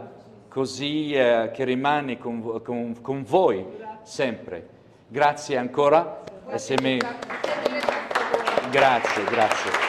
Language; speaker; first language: Italian; non-native, fluent; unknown